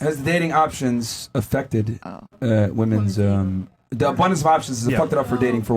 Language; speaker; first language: English; native; English